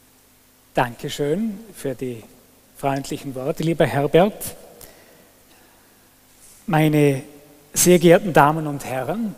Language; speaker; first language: German; native; German